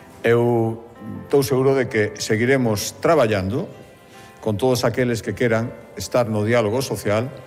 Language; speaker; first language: Galician; non-native, local second language; Spanish